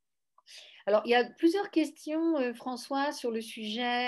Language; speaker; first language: French; native; French